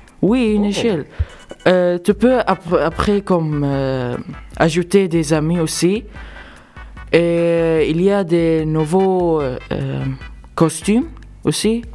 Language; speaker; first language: French; non-native, local second language; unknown